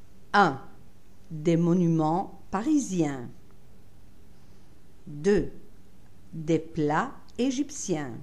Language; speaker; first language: French; non-native, fluent; Italian